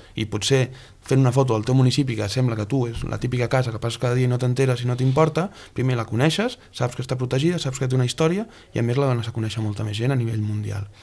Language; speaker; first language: Catalan; native; Catalan